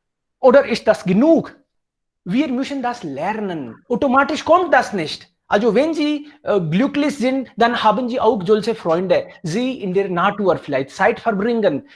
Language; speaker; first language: German; non-native, fluent; Hindi